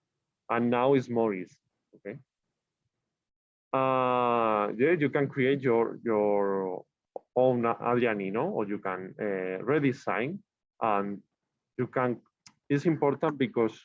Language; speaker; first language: English; non-native, learner; Spanish